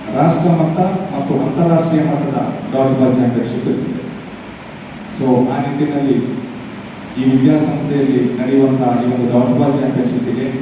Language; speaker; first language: Kannada; native; Kannada